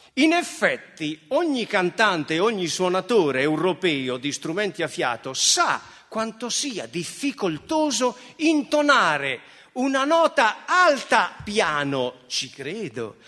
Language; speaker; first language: Italian; native; Italian